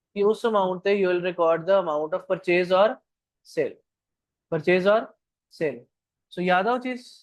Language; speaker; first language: Hindi; non-native, local second language; Punjabi